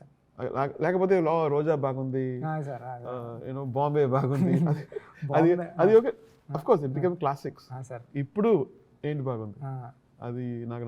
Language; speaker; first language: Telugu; non-native, learner; Tamil